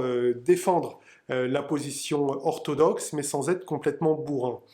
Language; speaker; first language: French; native; French